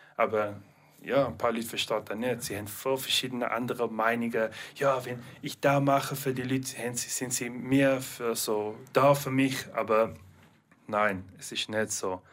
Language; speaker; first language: German; non-native, learner; English